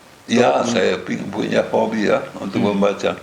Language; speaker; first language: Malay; non-native, fluent; Dutch